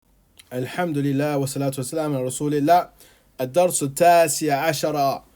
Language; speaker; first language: Arabic; non-native, fluent; English